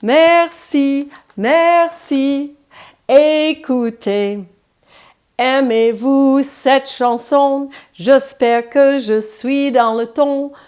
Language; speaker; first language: French; non-native, fluent; English